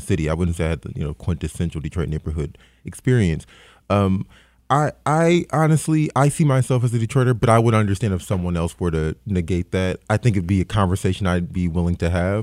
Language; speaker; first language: English; native; English